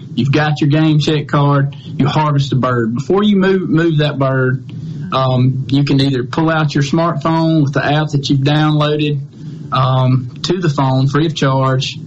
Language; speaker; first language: English; native; English